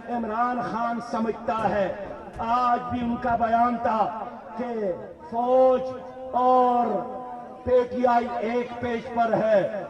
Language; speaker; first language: Urdu; non-native, local second language; Pashto